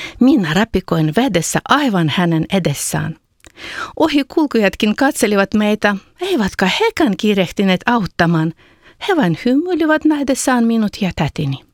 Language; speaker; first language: Finnish; non-native, fluent; Ukrainian